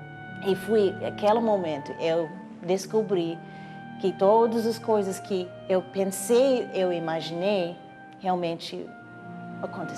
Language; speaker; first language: Portuguese; non-native, learner; English